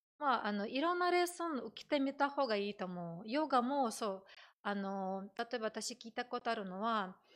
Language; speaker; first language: Japanese; non-native, fluent; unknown